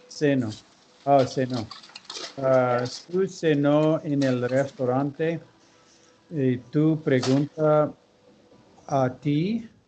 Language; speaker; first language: Spanish; non-native, learner; English